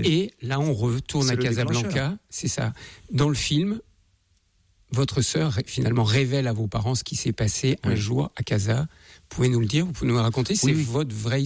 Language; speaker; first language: French; native; French